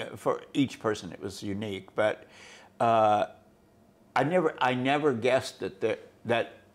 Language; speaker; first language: English; native; English